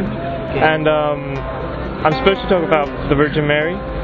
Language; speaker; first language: English; non-native, fluent; Spanish